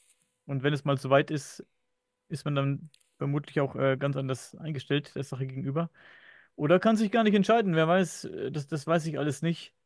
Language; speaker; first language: German; native; German